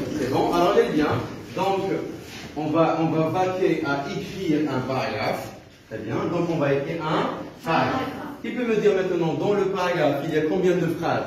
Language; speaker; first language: French; non-native, local second language; Arabic